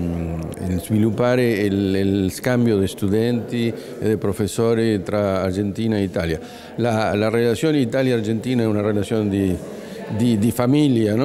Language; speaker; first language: Italian; non-native, learner; Spanish